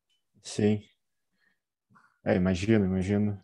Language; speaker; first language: Portuguese; native; Portuguese